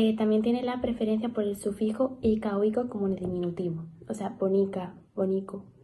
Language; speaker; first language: Spanish; native; Spanish